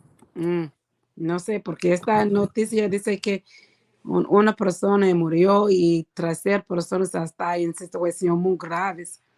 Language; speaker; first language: Spanish; non-native, learner; English